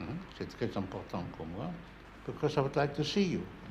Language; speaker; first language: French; non-native, fluent; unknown